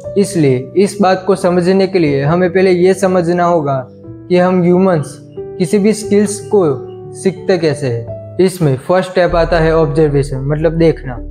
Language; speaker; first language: Hindi; non-native, local second language; Gujarati